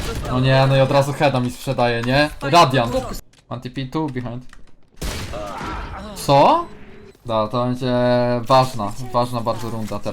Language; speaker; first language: Polish; native; Polish